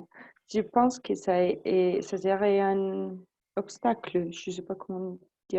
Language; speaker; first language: French; non-native, learner; Spanish